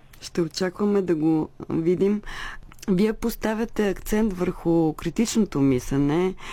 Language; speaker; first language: Bulgarian; native; Bulgarian